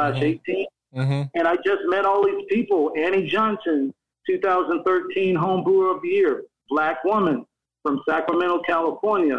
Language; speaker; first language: English; native; English